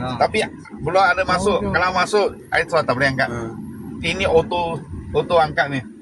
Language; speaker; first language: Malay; non-native, local second language; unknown